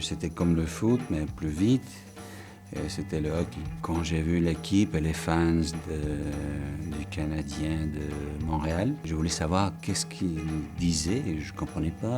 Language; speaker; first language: French; non-native, fluent; English